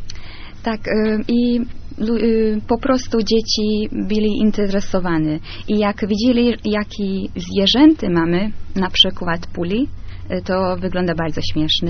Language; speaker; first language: Polish; non-native, learner; Hungarian